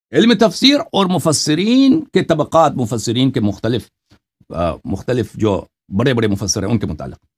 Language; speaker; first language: Urdu; non-native, local second language; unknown